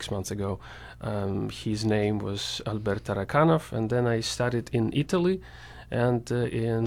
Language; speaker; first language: English; non-native, fluent; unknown